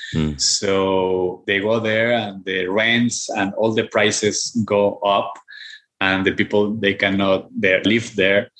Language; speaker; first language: English; non-native, fluent; Spanish